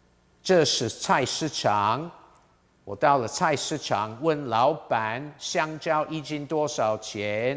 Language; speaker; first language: Chinese; non-native, fluent; English